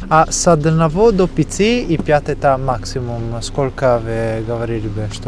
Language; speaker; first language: Russian; non-native, learner; English